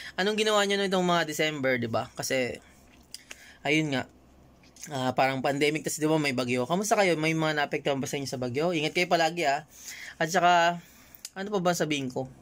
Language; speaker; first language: Filipino; native; Filipino